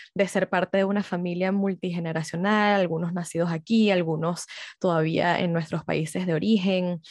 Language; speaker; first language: Spanish; early bilingual, heritage; Spanish